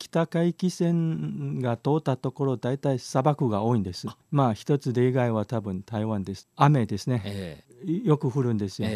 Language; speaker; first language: Japanese; non-native, fluent; Chinese